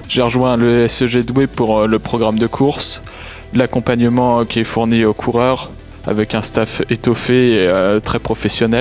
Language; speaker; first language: French; native; French